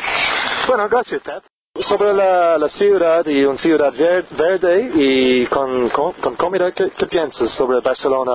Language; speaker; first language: Spanish; non-native, learner; English